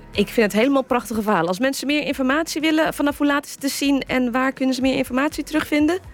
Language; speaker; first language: Dutch; native; Dutch